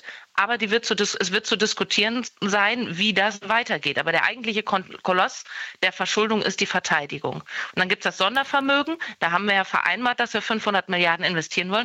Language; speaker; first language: German; native; German